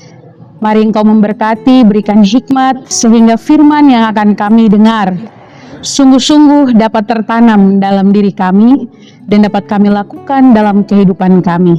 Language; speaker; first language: Indonesian; native; Indonesian